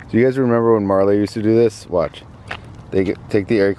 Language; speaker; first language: English; native; English